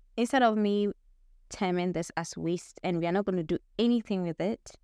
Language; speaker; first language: English; non-native, local second language; Akan